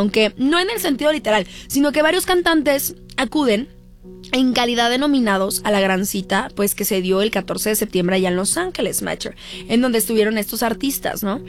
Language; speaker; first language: Spanish; native; Spanish